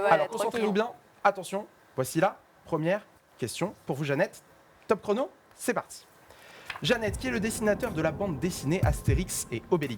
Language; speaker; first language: French; native; French